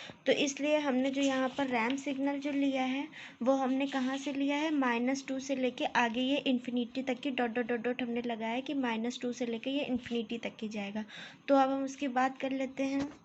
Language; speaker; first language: Hindi; native; Hindi